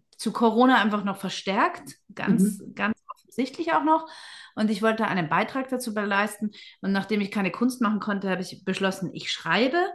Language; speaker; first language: German; native; German